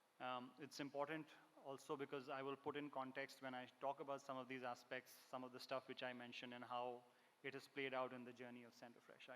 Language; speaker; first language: English; non-native, local second language; Hindi